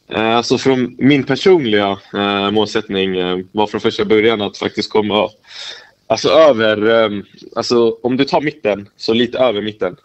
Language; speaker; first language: Swedish; native; Swedish